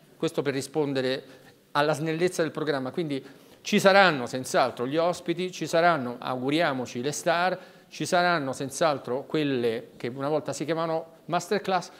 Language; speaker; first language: Italian; native; Italian